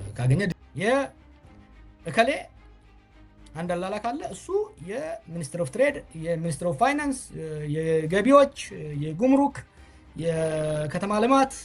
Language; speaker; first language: Amharic; non-native, local second language; Oromo